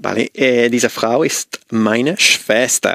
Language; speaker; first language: German; non-native, learner; Spanish